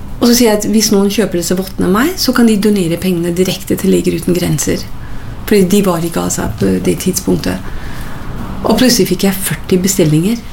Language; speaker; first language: Norwegian; non-native, fluent; English